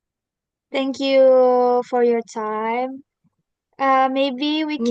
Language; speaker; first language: English; non-native, learner; Indonesian